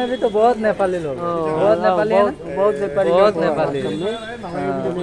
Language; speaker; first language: Hindi; non-native, local second language; Bangla